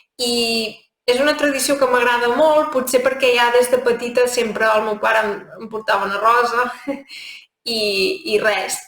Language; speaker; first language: Catalan; native; Catalan